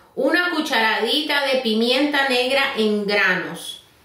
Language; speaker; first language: Spanish; native; Spanish